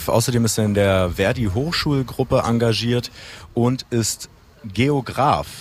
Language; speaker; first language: German; native; German